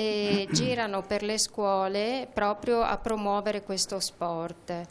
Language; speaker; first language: Italian; native; Italian